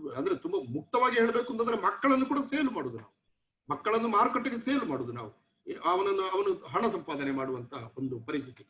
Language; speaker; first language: Kannada; non-native, local second language; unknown